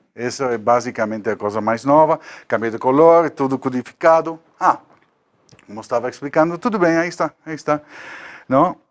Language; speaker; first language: Portuguese; non-native, learner; Spanish